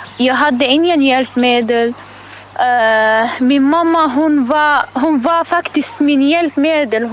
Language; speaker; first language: Swedish; non-native, learner; Arabic